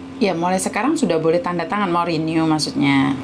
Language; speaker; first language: Indonesian; non-native, local second language; Javanese